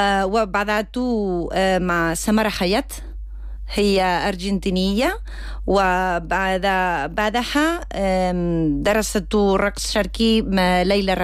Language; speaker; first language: Arabic; non-native, learner; Spanish